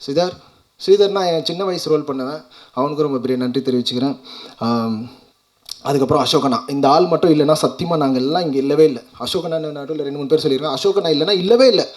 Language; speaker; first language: Tamil; native; Tamil